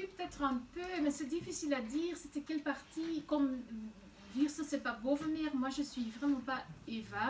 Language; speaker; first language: French; non-native, local second language; Dutch